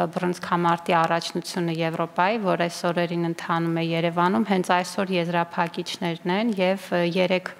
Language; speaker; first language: Armenian; native; Armenian